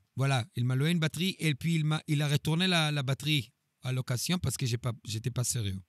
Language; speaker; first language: French; non-native, fluent; Hebrew